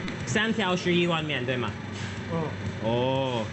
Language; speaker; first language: Chinese; non-native, fluent; English